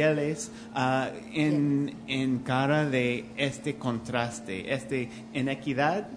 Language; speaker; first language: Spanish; non-native, fluent; English